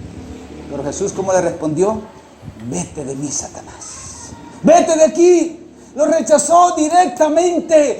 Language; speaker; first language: Spanish; native; Spanish